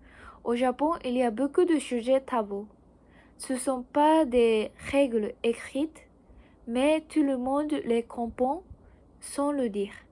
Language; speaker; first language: French; non-native, learner; Japanese